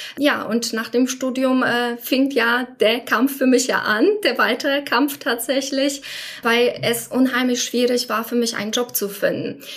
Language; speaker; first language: German; non-native, fluent; Polish